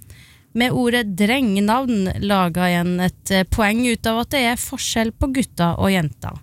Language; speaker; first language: Norwegian; native; Norwegian